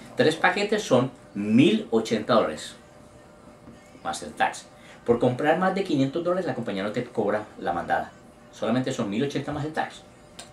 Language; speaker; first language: Spanish; native; Spanish